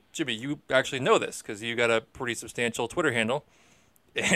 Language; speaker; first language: English; native; English